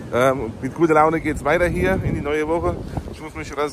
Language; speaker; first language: German; native; German